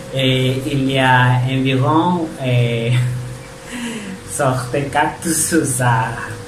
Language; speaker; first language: French; non-native, learner; Spanish